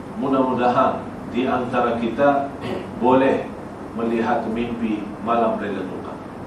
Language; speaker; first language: Malay; non-native, fluent; Arabic